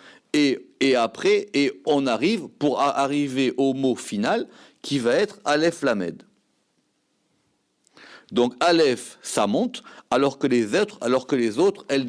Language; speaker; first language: French; native; French